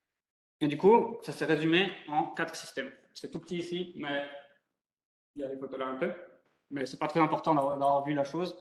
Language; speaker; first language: French; native; French